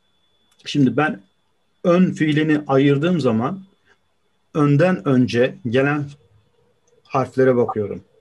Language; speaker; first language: Turkish; native; Turkish